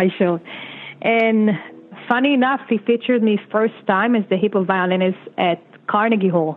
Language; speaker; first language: English; non-native, fluent; Hebrew